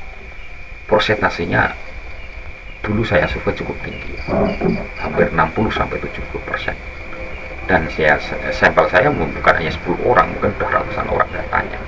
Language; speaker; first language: Indonesian; non-native, local second language; Javanese